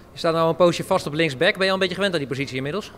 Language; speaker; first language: Dutch; native; Dutch